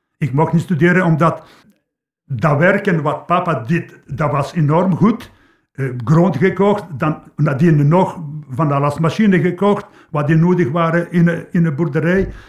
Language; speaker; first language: Dutch; non-native, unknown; Polish